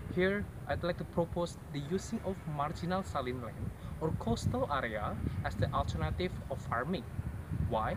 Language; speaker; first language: English; non-native, fluent; Indonesian